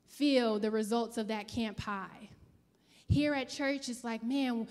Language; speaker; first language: English; native; English